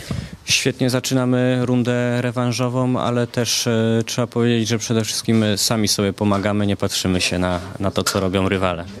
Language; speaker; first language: Polish; native; Polish